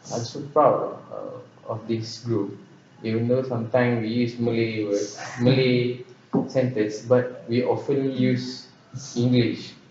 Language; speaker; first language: English; non-native, local second language; Malay